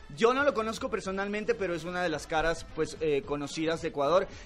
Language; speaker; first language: Spanish; native; Spanish